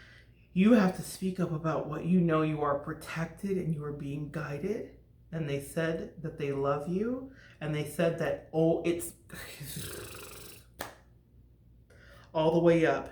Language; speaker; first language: English; native; English